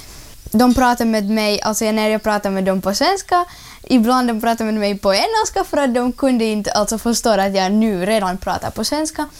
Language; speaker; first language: Swedish; non-native, learner; Russian